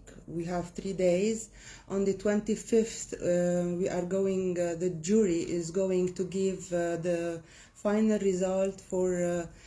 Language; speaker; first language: English; non-native, fluent; Arabic